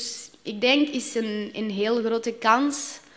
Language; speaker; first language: Dutch; non-native, learner; Spanish